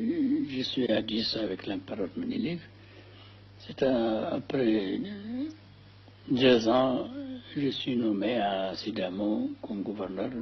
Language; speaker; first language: French; non-native, fluent; Amharic